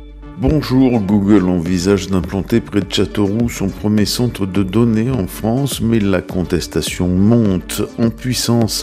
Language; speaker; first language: French; native; French